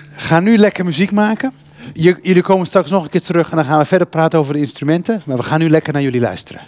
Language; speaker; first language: Dutch; early bilingual, other home language; Berber languages